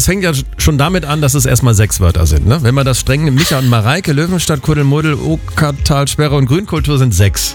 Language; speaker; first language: German; native; German